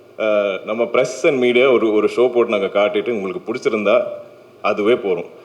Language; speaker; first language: Tamil; non-native, local second language; Malayalam